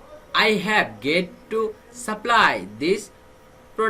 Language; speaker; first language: English; non-native, fluent; Bangla